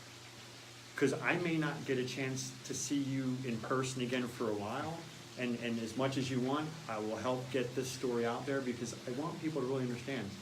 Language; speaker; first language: English; native; English